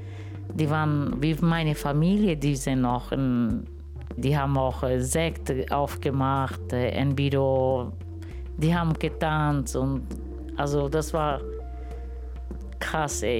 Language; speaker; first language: German; non-native, learner; Romany